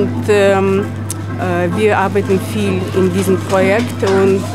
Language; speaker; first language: German; non-native, learner; Russian